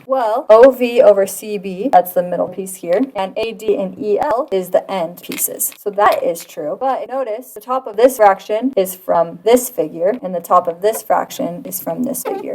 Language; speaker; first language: English; native; English